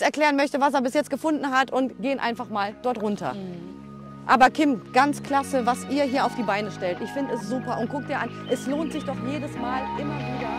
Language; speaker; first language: German; native; German